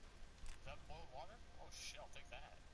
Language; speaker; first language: English; native; English